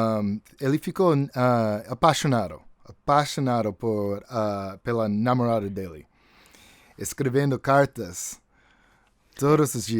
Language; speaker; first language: Portuguese; non-native, fluent; English